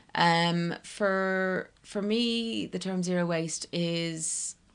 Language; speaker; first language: English; native; English